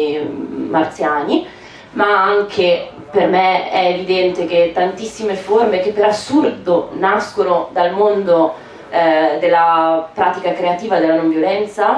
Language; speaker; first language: Italian; native; Italian